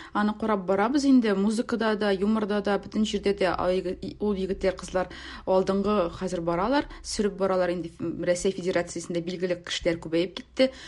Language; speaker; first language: Tatar; native; Tatar